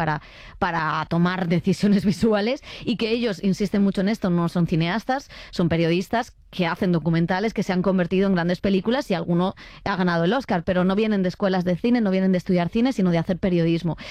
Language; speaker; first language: Spanish; native; Spanish